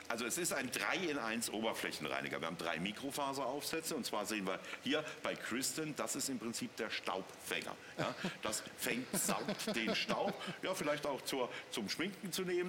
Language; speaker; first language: German; native; German